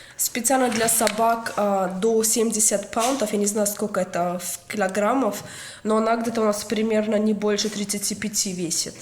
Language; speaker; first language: Russian; native; Russian